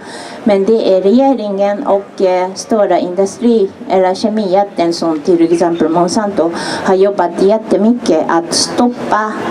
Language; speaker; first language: Swedish; non-native, fluent; Japanese